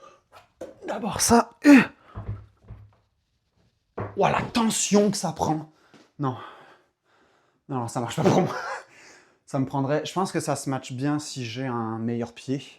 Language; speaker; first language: French; native; French